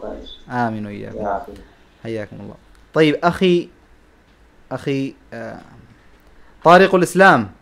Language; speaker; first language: Arabic; non-native, fluent; Bangla